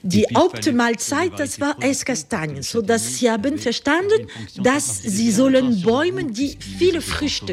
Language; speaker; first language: German; non-native, learner; French